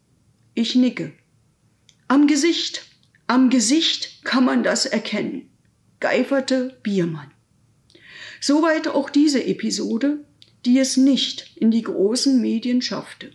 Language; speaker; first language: German; native; German